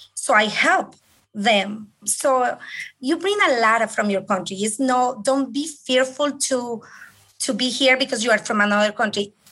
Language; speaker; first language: English; non-native, fluent; Spanish